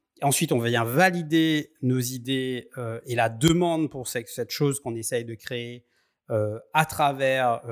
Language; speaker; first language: French; native; French